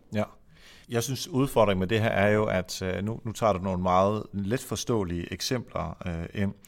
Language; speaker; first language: Danish; non-native, fluent; Dutch